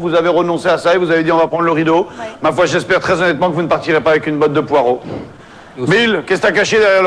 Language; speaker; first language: French; native; French